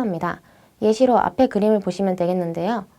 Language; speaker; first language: Korean; native; Korean